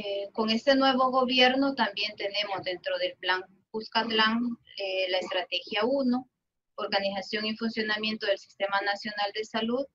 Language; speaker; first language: Spanish; native; Spanish